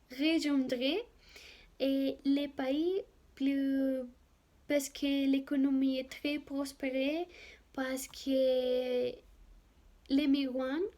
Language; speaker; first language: French; non-native, learner; Spanish